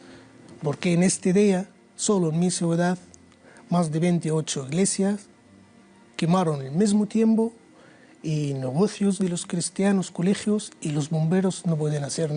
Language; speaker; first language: Spanish; non-native, learner; Arabic